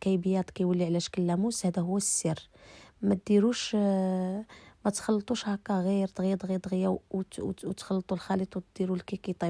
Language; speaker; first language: Arabic; native; Arabic